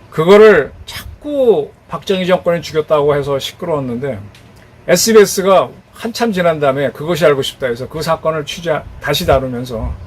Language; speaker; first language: Korean; native; Korean